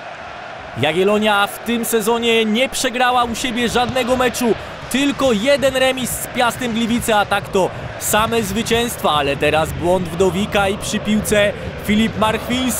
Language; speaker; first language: Polish; native; Polish